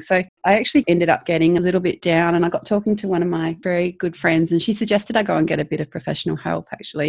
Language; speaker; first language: English; native; English